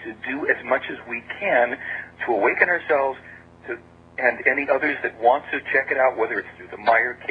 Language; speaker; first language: English; native; English